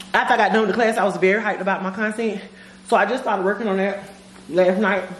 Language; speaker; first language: English; native; English